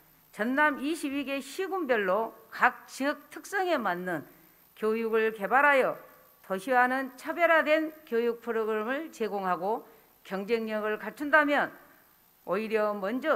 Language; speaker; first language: Korean; native; Korean